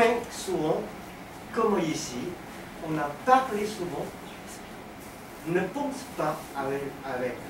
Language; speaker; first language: French; non-native, learner; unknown